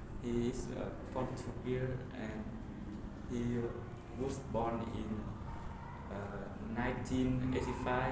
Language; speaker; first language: English; non-native, learner; Vietnamese